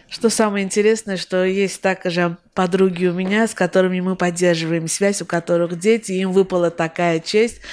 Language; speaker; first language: Russian; non-native, local second language; Armenian